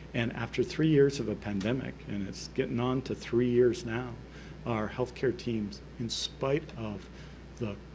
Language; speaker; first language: English; native; English